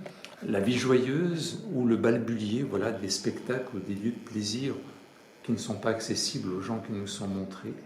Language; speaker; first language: French; native; French